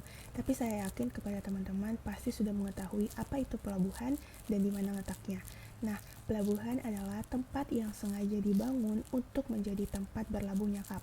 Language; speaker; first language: Indonesian; native; Indonesian